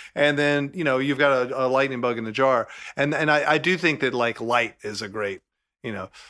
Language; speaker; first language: English; native; English